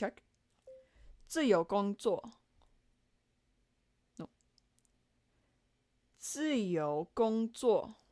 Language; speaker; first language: Chinese; non-native, learner; English